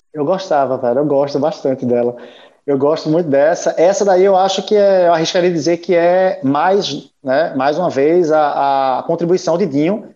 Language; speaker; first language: Portuguese; native; Portuguese